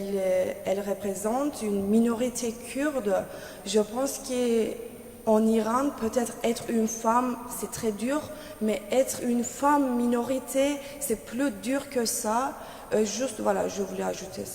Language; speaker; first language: French; non-native, fluent; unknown